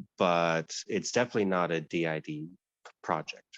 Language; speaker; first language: English; native; English